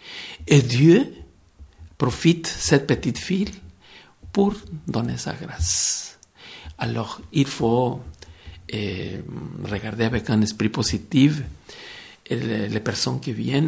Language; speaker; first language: French; non-native, fluent; Spanish